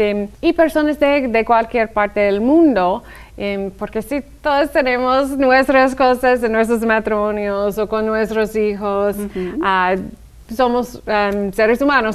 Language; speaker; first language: Spanish; non-native, fluent; English